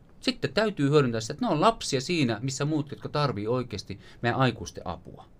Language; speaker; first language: Finnish; native; Finnish